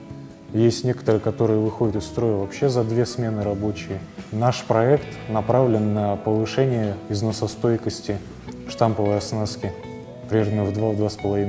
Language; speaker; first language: Russian; native; Russian